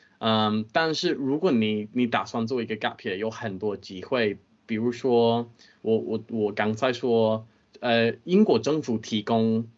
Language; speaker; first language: Chinese; non-native, fluent; English